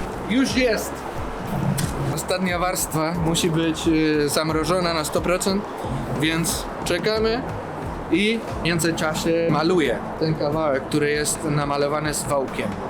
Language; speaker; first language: Polish; non-native, learner; Spanish